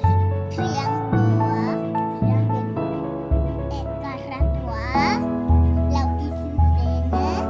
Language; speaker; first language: Basque; non-native, local second language; Spanish